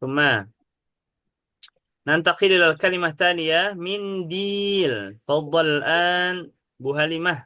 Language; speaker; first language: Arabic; non-native, fluent; Indonesian